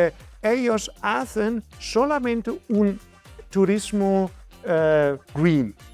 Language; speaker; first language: Spanish; non-native, fluent; German